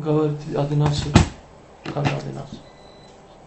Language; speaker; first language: Russian; non-native, learner; Turkish